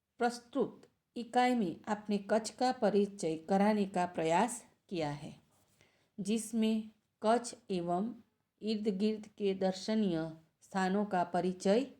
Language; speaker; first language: Hindi; non-native, local second language; Gujarati